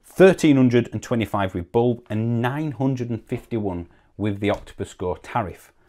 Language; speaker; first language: English; native; English